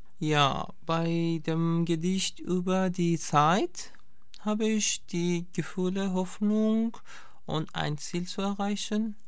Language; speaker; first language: German; non-native, fluent; Persian